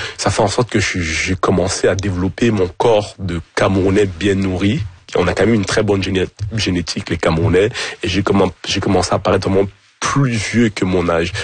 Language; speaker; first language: French; early bilingual, other home language; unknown